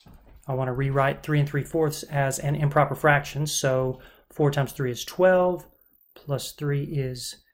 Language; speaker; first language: English; native; English